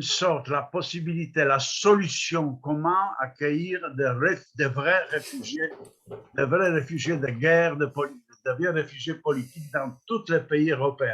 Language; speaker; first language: French; non-native, fluent; Polish